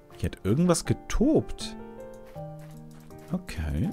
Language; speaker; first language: German; native; German